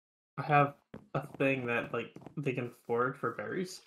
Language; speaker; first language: English; native; English